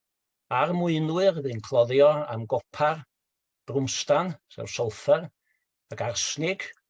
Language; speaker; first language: Welsh; native; Welsh